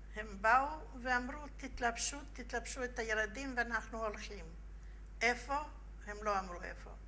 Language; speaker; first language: Hebrew; non-native, fluent; Yiddish